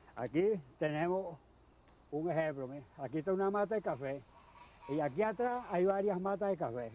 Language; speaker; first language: Spanish; native; Spanish